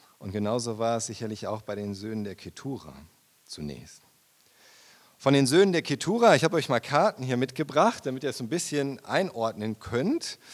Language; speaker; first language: German; native; German